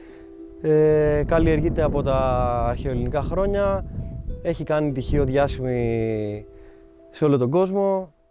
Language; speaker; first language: Greek; native; Greek